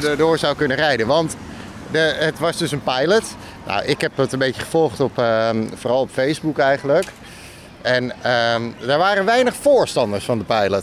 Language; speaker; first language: Dutch; native; Dutch